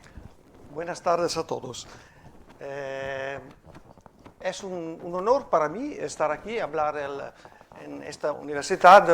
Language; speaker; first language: Spanish; non-native, fluent; Italian